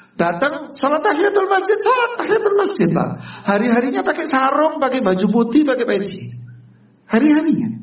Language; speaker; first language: Indonesian; native; Indonesian